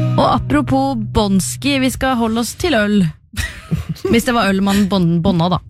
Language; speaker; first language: Norwegian; native; Norwegian